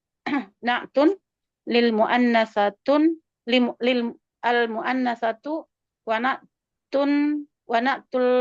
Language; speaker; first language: Arabic; non-native, learner; Indonesian